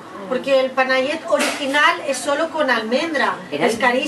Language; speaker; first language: Spanish; native; Spanish